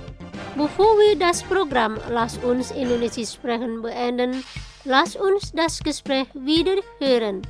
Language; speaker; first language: German; non-native, fluent; Indonesian